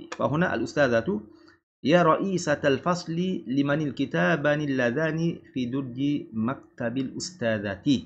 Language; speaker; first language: Arabic; non-native, fluent; Malay